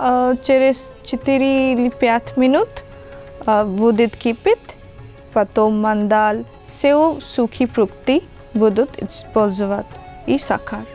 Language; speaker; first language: Russian; non-native, learner; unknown